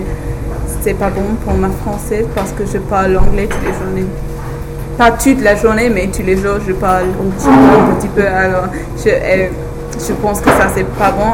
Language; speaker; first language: French; non-native, fluent; English